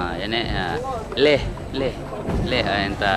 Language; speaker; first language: Arabic; non-native, learner; Indonesian